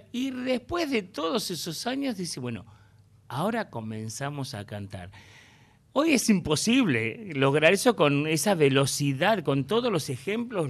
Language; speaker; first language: Spanish; native; Spanish